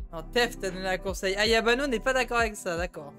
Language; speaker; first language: French; native; French